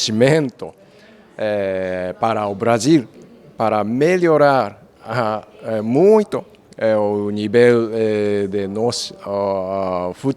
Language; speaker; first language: Portuguese; non-native, fluent; Japanese